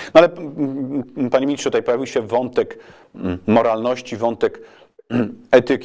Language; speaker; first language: Polish; native; Polish